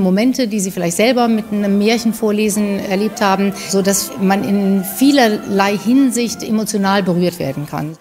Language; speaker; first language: German; native; German